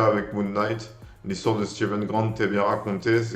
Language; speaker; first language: French; native; French